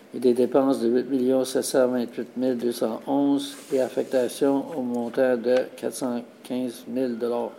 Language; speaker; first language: French; native; French